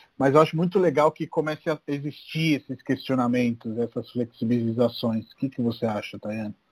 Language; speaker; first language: Portuguese; non-native, fluent; Italian